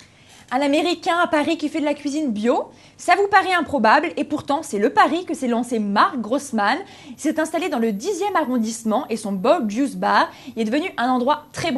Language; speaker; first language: French; native; French